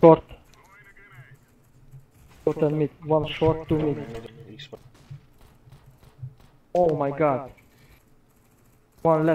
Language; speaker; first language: English; non-native, learner; Hungarian